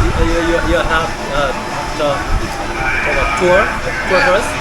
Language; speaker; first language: English; non-native, learner; Korean